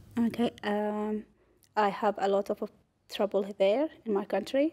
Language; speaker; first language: English; non-native, learner; Arabic